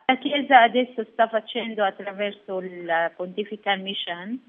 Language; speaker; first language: Italian; non-native, learner; Arabic